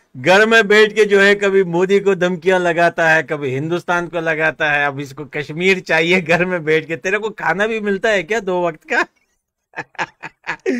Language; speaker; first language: Hindi; native; Hindi